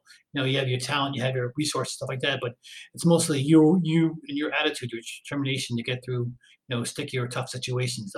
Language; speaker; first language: English; native; English